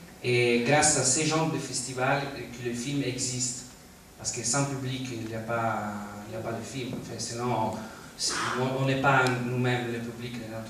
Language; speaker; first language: French; non-native, fluent; Italian